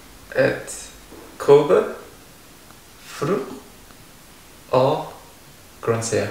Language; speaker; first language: English; non-native, learner; Indonesian